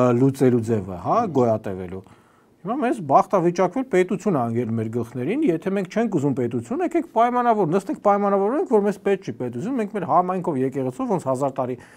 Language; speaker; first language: Armenian; native; Armenian